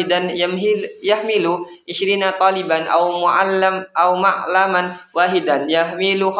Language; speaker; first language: Arabic; non-native, learner; Indonesian